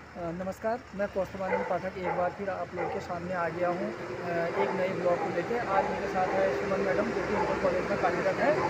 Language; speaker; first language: Hindi; native; Hindi